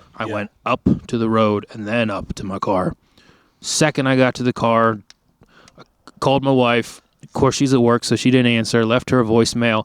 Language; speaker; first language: English; native; English